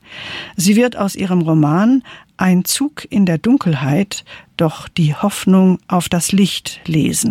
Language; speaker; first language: German; native; German